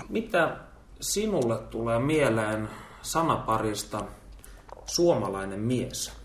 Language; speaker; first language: Finnish; native; Finnish